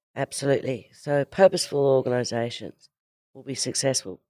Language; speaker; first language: English; native; English